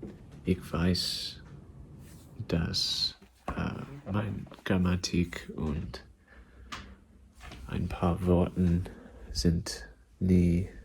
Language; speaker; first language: German; non-native, learner; English